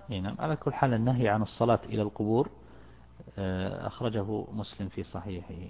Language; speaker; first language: Arabic; native; Arabic